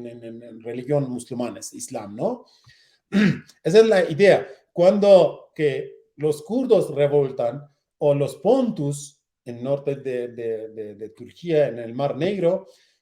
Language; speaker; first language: Spanish; non-native, learner; Kurdish